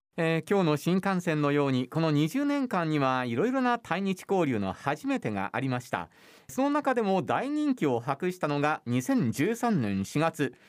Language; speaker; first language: Japanese; native; Japanese